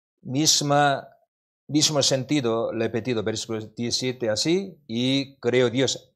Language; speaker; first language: Spanish; non-native, learner; Korean